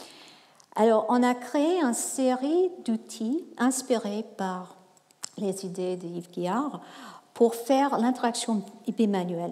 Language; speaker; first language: French; non-native, fluent; English